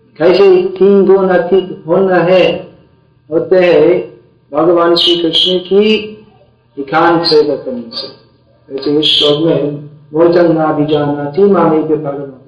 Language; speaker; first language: Hindi; non-native, fluent; English